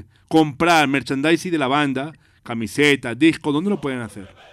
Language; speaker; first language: Spanish; native; Spanish